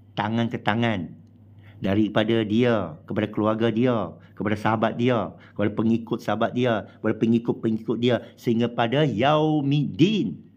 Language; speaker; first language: Malay; non-native, local second language; Chinese